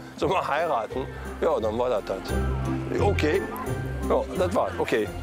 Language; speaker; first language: German; native; German